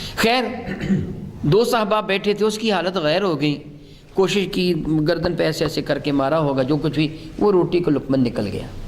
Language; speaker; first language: Urdu; non-native, local second language; Punjabi